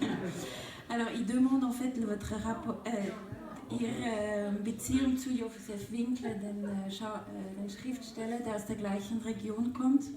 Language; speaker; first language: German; non-native, fluent; French